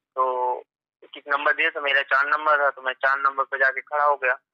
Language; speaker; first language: Hindi; native; Hindi